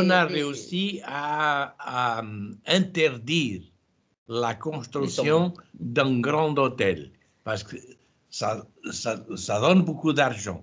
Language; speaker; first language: French; non-native, fluent; Portuguese